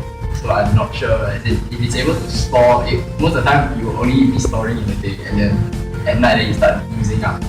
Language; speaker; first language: English; non-native, local second language; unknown